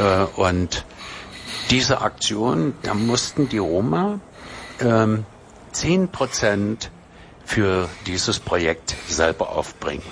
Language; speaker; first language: German; native; German